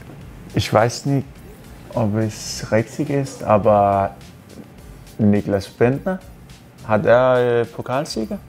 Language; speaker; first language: German; non-native, fluent; Danish